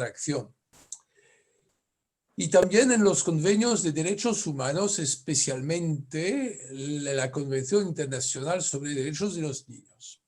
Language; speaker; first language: Spanish; non-native, fluent; French